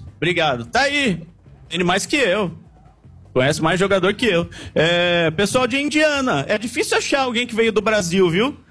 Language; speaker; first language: Portuguese; native; Portuguese